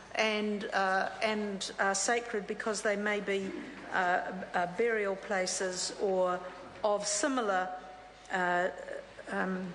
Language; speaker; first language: English; native; English